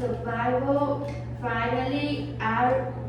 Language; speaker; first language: English; non-native, learner; Vietnamese